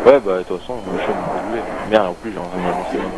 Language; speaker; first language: French; native; French